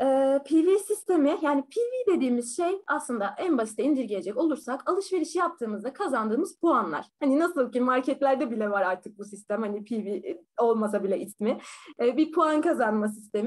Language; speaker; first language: Turkish; native; Turkish